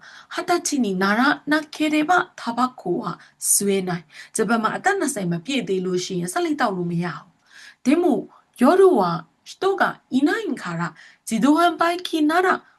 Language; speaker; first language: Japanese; non-native, fluent; Burmese